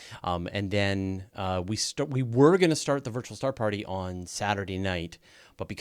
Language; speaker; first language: English; native; English